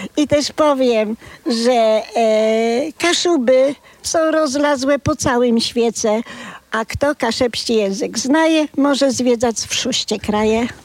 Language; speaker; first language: Polish; non-native, local second language; Kashubian